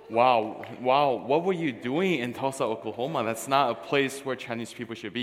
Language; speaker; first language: English; early bilingual, other home language; Chinese